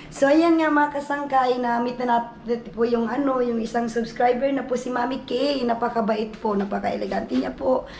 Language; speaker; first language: Filipino; non-native, local second language; Waray